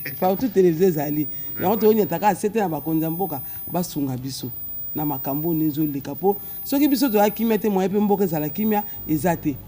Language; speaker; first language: Lingala; non-native, local second language; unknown